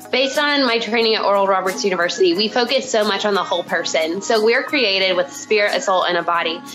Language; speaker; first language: English; native; English